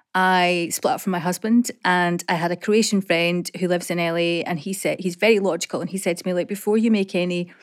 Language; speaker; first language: English; native; English